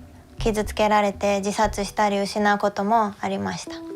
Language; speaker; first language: Japanese; native; Japanese